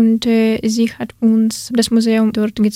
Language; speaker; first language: German; non-native, learner; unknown